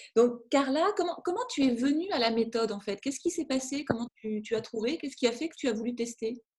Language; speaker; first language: French; native; French